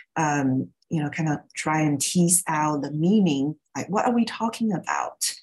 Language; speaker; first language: English; early bilingual, other home language; Thai